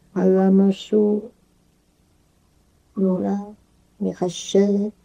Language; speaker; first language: Hebrew; non-native, fluent; Yiddish